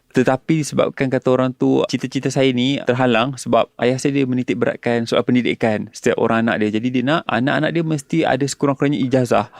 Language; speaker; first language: Malay; native; Malay